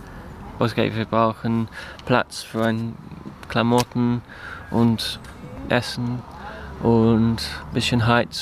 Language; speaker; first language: German; non-native, learner; English